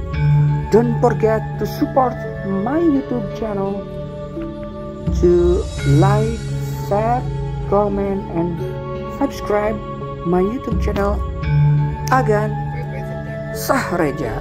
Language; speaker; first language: English; non-native, learner; Indonesian